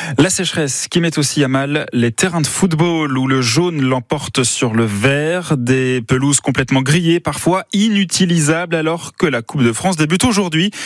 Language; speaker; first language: French; native; French